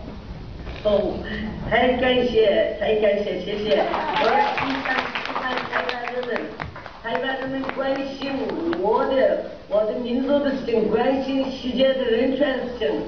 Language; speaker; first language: Chinese; non-native, local second language; Uyghur